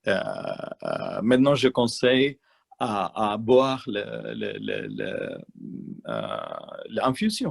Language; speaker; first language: French; non-native, learner; Malayalam